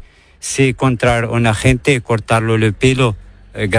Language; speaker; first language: Spanish; non-native, learner; Arabic